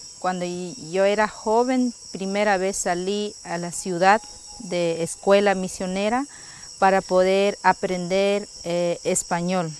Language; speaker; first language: Spanish; non-native, local second language; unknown